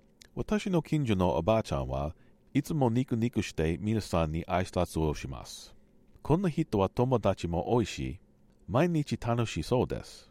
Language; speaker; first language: Japanese; non-native, learner; English